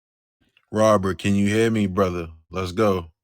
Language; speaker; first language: English; native; English